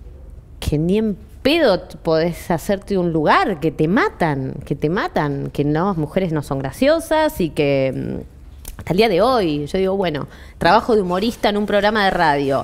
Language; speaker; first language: Spanish; native; Spanish